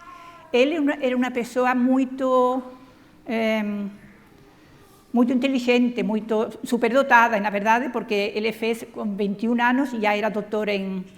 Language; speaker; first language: Portuguese; non-native, fluent; Spanish